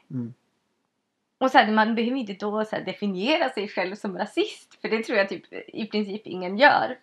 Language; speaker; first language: Swedish; native; Swedish